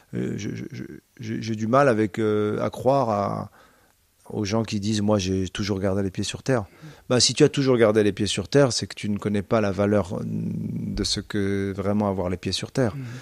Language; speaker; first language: French; native; French